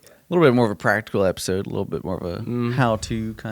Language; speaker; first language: English; native; English